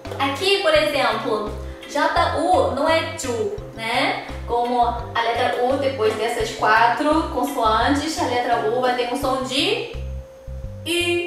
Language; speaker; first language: Portuguese; non-native, fluent; Chinese